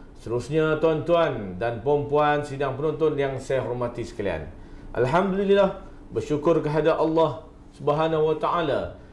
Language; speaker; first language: Malay; native; Malay